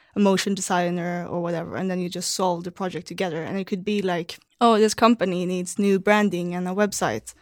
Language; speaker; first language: English; non-native, fluent; Swedish